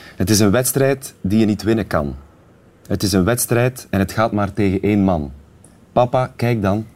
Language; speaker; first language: Dutch; native; Dutch